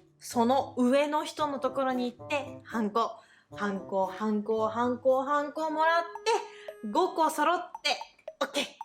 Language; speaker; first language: Japanese; native; Japanese